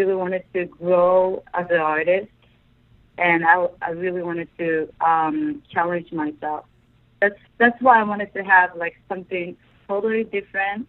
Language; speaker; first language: English; non-native, fluent; Japanese